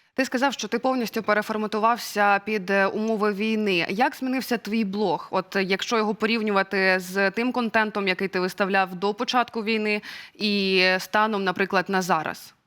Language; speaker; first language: Ukrainian; native; Ukrainian